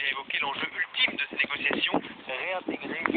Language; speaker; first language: French; native; French